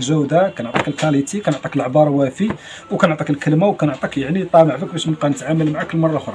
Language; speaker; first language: Arabic; native; Arabic